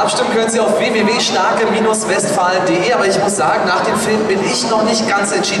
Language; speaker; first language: German; native; German